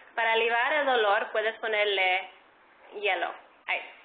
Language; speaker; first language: Spanish; early bilingual, heritage; Spanish